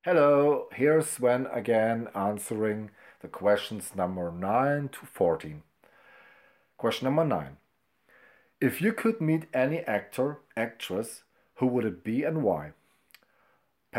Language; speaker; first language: English; non-native, fluent; German